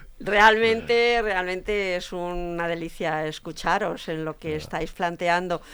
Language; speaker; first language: Spanish; native; Spanish